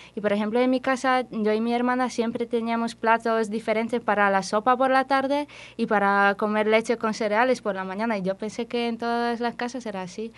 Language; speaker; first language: Spanish; non-native, fluent; Polish